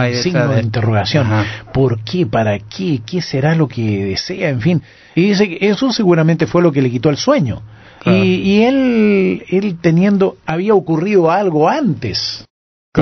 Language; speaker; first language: Spanish; native; Spanish